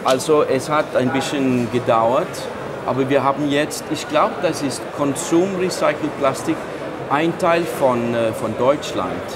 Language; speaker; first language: German; non-native, fluent; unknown